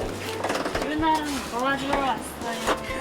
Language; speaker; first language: Korean; non-native, fluent; French